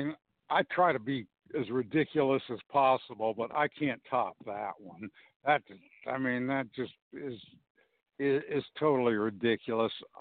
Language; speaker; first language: English; native; English